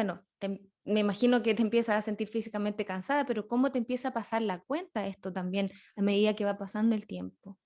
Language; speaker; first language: Spanish; native; Spanish